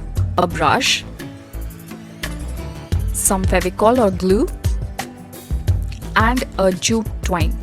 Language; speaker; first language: English; non-native, local second language; Hindi